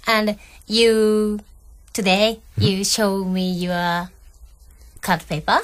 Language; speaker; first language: English; non-native, learner; Japanese